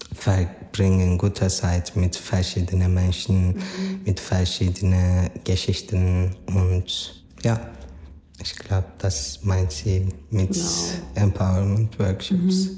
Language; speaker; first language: German; non-native, learner; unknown